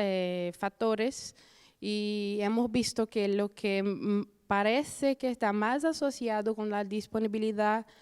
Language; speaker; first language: Spanish; non-native, fluent; Portuguese